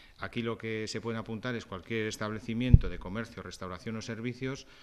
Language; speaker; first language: Spanish; native; Spanish